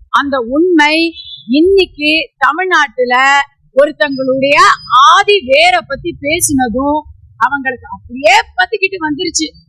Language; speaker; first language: Tamil; native; Tamil